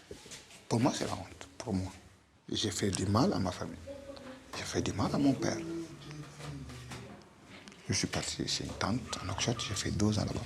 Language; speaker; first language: French; non-native, local second language; Arabic